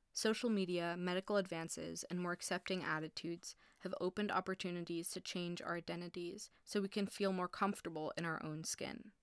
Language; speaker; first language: English; early bilingual, heritage; English